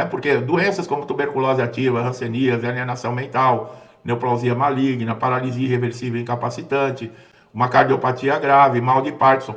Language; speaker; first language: Portuguese; native; Portuguese